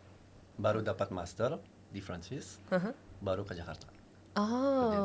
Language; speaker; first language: Indonesian; non-native, learner; French